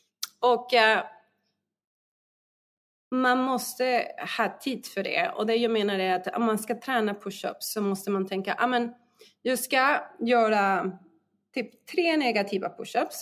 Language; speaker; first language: Swedish; non-native, fluent; Spanish